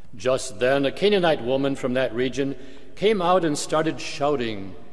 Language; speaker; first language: English; native; English